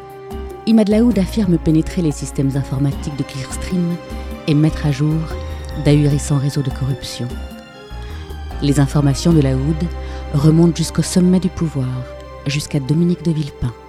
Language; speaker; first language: French; native; French